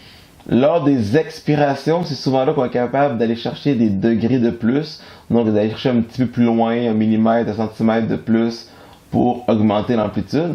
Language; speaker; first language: French; native; French